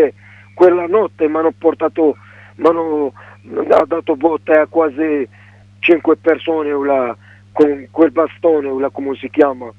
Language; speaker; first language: Italian; non-native, learner; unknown